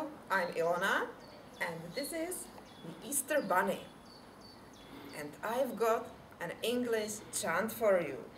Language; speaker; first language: English; non-native, fluent; Czech